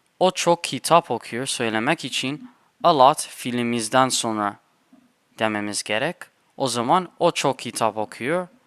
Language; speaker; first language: Turkish; non-native, fluent; English